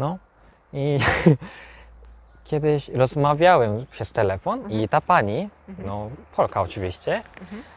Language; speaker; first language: Polish; non-native, learner; Korean